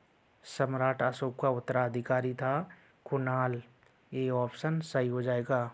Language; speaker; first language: Hindi; native; Hindi